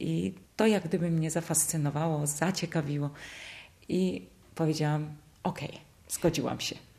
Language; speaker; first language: Polish; early bilingual, heritage; Polish